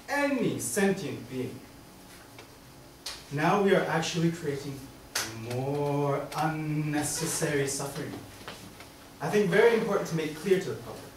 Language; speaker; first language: English; non-native, learner; Tibetan